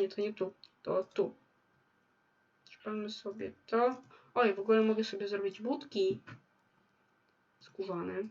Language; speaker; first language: Polish; native; Polish